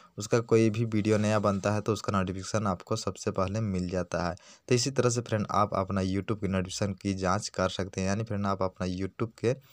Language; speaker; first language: Hindi; native; Hindi